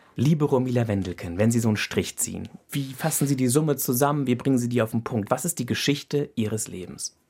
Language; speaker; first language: German; native; German